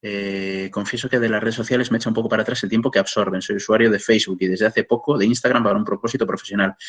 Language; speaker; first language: Spanish; native; Spanish